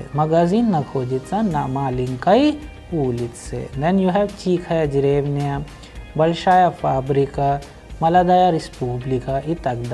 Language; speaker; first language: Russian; non-native, fluent; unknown